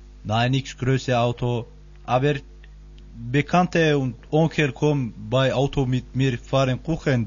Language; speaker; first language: German; non-native, learner; Turkish